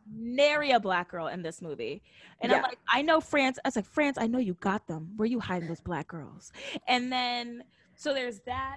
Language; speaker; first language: English; native; English